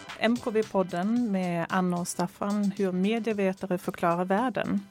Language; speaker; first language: Swedish; non-native, fluent; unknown